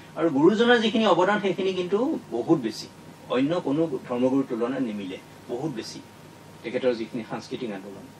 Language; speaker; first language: Assamese; native; Assamese